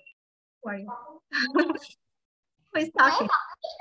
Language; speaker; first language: English; non-native, fluent; Vietnamese